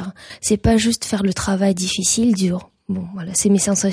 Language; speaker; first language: French; non-native, fluent; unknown